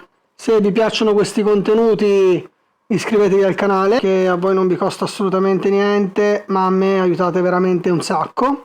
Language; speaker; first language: Italian; native; Italian